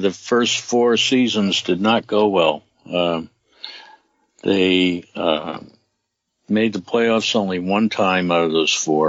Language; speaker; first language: English; native; English